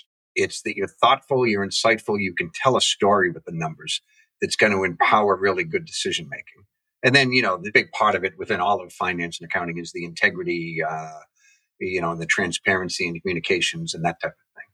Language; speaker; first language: English; native; English